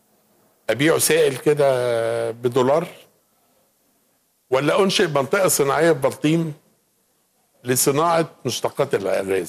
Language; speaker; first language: Arabic; native; Arabic